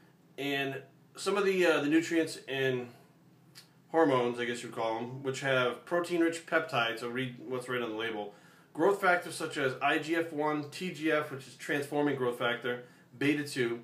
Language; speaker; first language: English; native; English